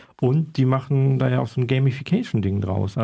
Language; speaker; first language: German; native; German